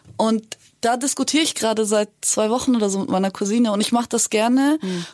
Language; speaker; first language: German; early bilingual, other home language; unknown